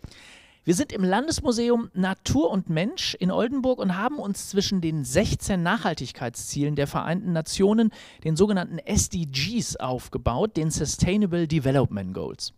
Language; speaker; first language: German; native; German